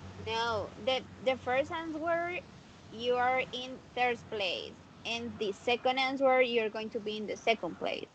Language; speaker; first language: English; non-native, learner; Spanish